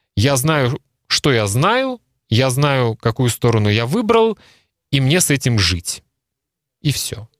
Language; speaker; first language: Russian; native; Russian